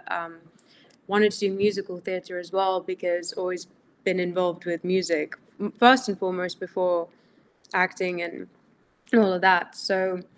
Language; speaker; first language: English; early bilingual, other home language; Greek